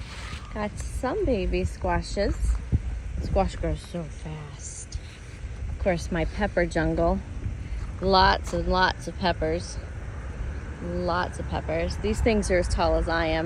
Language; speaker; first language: English; native; English